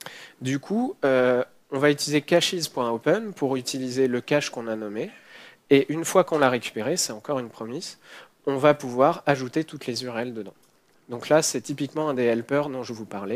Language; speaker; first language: French; native; French